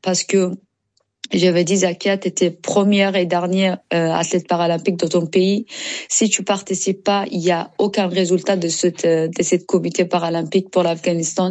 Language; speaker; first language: French; non-native, learner; Persian